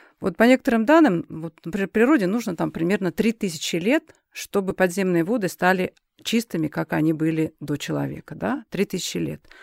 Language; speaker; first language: Russian; native; Russian